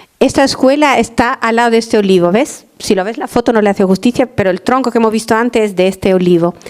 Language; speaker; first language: Spanish; non-native, fluent; Albanian